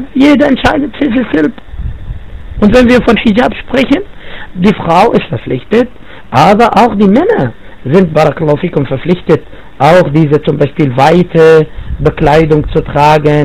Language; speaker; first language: German; non-native, fluent; Arabic